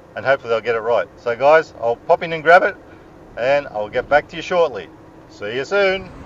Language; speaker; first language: English; native; English